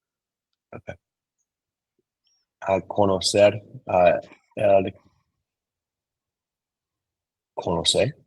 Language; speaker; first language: Spanish; non-native, learner; English